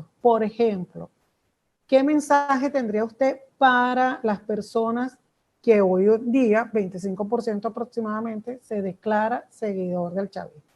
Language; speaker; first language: Spanish; native; Spanish